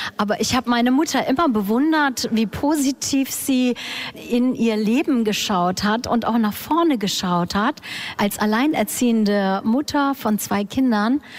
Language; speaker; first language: German; early bilingual, other home language; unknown